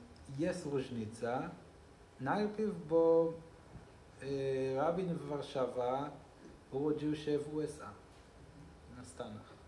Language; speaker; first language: Polish; non-native, learner; Hebrew